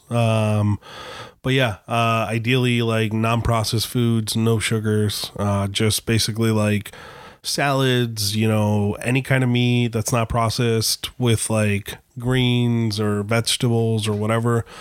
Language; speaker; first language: English; native; English